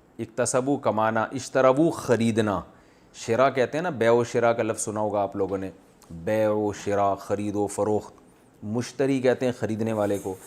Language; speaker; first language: Urdu; native; Urdu